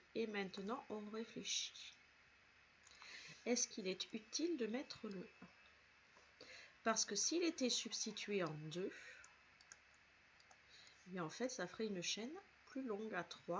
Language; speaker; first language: French; native; French